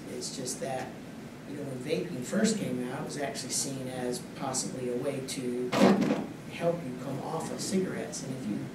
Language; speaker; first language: English; native; English